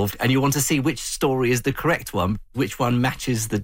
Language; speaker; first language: English; native; English